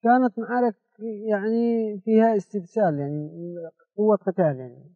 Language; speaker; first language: Arabic; native; Arabic